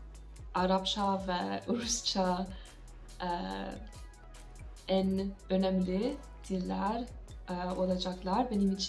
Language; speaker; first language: Turkish; non-native, learner; English